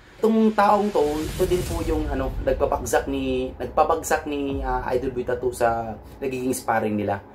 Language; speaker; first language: Filipino; non-native, local second language; Cebuano